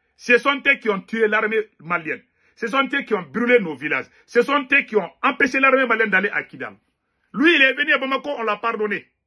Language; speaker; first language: French; non-native, local second language; Bambara